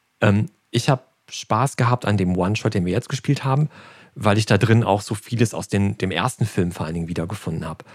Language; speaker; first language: German; native; German